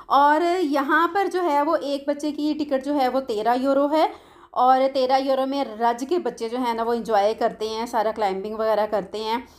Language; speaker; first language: Urdu; non-native, local second language; Punjabi